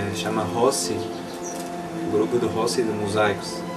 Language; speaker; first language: Portuguese; non-native, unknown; Arabic